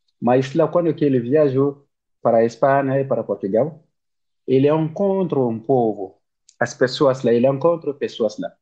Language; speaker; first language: Portuguese; non-native, learner; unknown